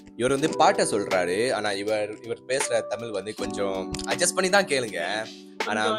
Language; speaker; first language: Tamil; early bilingual, heritage; Tamil